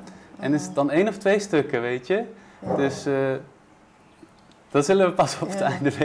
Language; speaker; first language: Dutch; native; Dutch